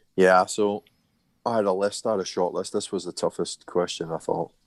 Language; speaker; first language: English; native; English